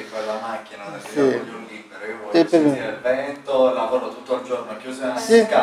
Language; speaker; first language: Italian; native; Italian